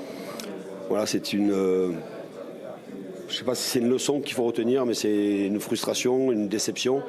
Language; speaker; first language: French; native; French